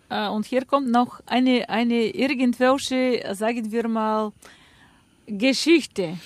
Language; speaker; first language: German; non-native, fluent; Bulgarian